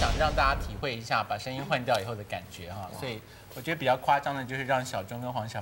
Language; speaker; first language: Chinese; native; Chinese